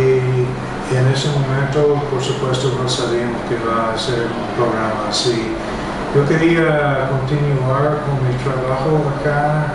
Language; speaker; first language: Spanish; non-native, fluent; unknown